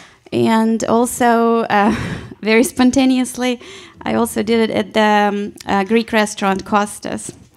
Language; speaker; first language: English; non-native, fluent; Russian